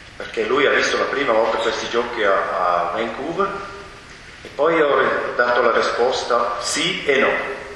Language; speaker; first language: Italian; non-native, local second language; Romansh